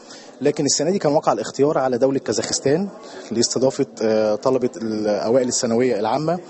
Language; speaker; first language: Arabic; native; Arabic